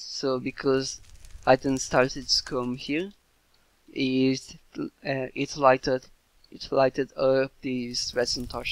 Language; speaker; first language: English; non-native, fluent; Portuguese